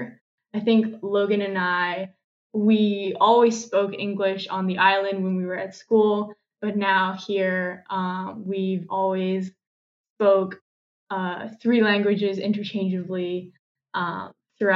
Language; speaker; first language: English; non-native, local second language; Cantonese